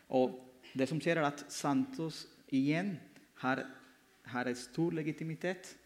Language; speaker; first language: Norwegian; non-native, fluent; Spanish